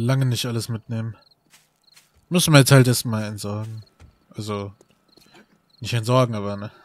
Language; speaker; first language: German; native; German